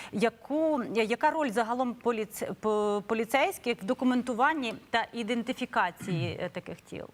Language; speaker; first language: Ukrainian; native; Ukrainian